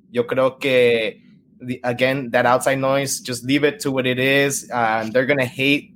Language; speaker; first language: English; early bilingual, other home language; Spanish